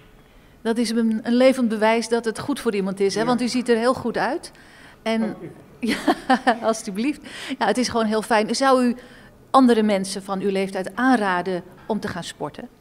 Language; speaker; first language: Dutch; native; Dutch